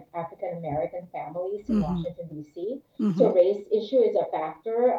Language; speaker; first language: English; non-native, local second language; Filipino